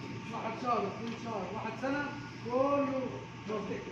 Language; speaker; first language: Arabic; non-native, learner; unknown